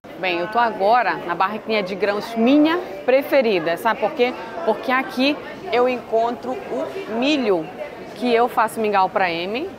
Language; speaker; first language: Portuguese; native; Portuguese